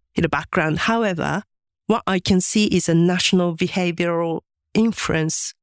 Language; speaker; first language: English; non-native, fluent; Japanese